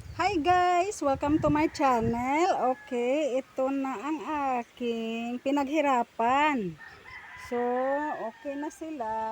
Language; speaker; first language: Filipino; non-native, local second language; Hiligaynon